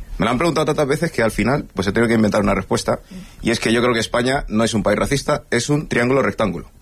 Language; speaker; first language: Spanish; early bilingual, other home language; English